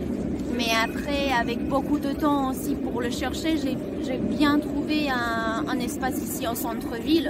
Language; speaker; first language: French; non-native, fluent; Spanish